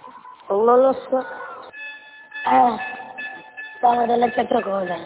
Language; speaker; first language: Italian; non-native, learner; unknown